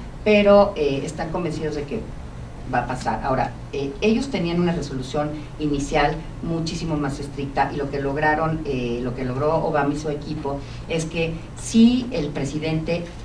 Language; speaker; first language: Spanish; native; Spanish